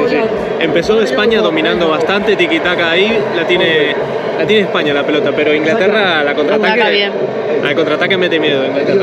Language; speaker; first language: Spanish; native; Spanish